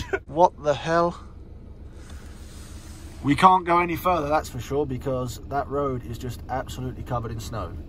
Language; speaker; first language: English; native; English